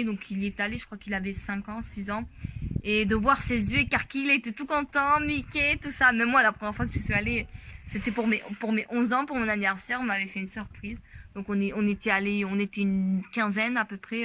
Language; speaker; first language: French; native; French